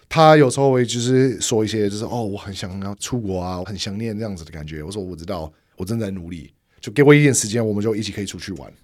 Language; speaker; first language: Chinese; non-native, fluent; English